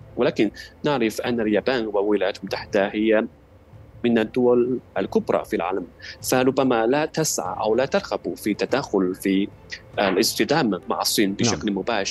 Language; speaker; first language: Arabic; non-native, fluent; Chinese